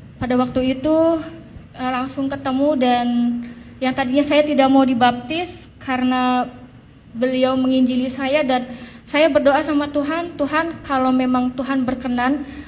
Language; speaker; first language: Indonesian; native; Indonesian